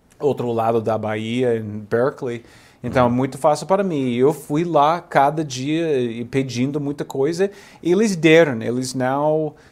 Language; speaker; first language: Portuguese; non-native, fluent; English